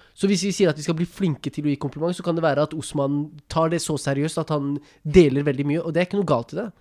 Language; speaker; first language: Norwegian; early bilingual, other home language; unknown